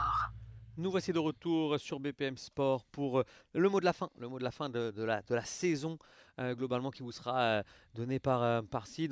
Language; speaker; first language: French; native; French